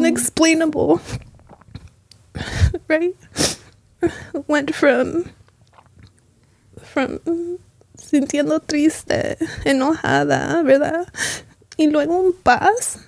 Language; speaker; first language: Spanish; early bilingual, heritage; Spanish